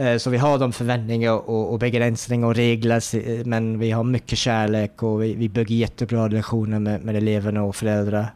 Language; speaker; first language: Swedish; non-native, fluent; English